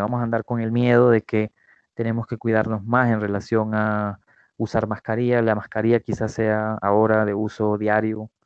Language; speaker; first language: Spanish; native; Spanish